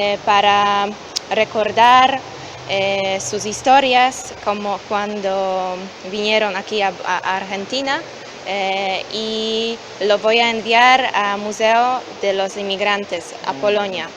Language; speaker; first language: Spanish; non-native, learner; Polish